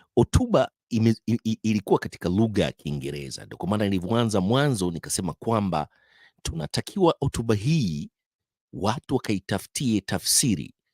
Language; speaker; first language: Swahili; native; Swahili